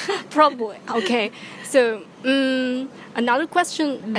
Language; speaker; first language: English; non-native, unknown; Chinese